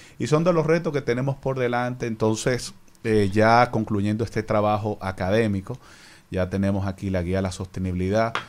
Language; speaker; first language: Spanish; native; Spanish